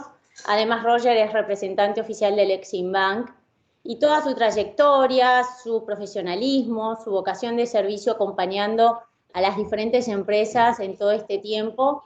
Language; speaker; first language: Spanish; native; Spanish